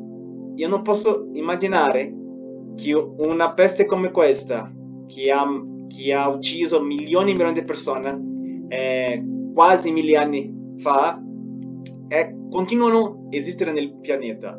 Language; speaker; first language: Italian; non-native, fluent; Spanish